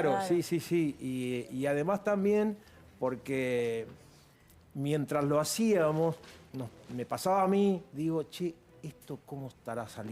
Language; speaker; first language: Spanish; native; Spanish